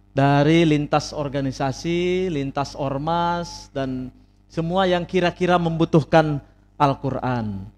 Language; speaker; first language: Indonesian; native; Indonesian